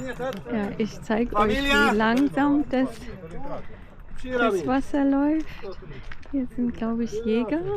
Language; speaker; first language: German; non-native, fluent; Arabic